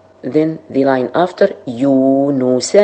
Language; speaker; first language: English; non-native, fluent; Arabic